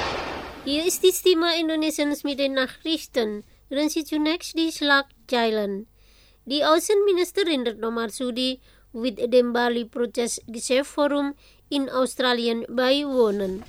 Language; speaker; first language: German; non-native, fluent; Indonesian